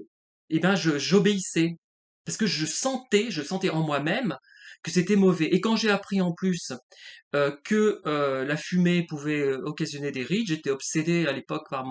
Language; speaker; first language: French; native; French